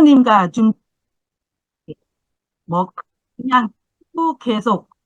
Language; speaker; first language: Korean; non-native, learner; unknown